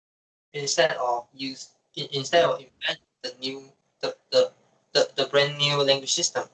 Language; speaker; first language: English; non-native, local second language; Chinese